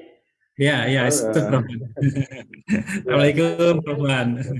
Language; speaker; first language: English; non-native, learner; Indonesian